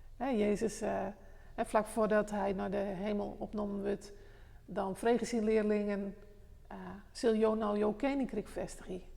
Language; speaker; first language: Dutch; non-native, local second language; Western Frisian